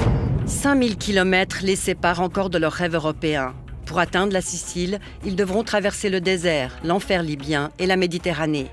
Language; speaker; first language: French; native; French